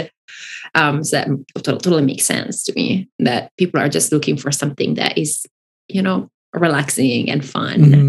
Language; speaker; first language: English; non-native, fluent; Italian